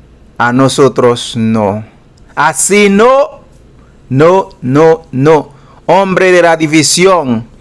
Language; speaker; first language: Spanish; non-native, fluent; Haitian Creole